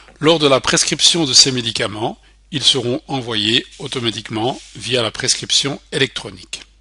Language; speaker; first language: French; native; French